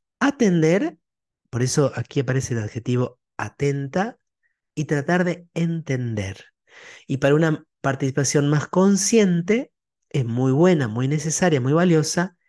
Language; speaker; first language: Spanish; native; Spanish